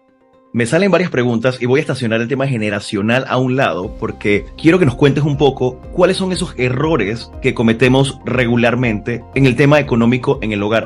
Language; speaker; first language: Spanish; native; Spanish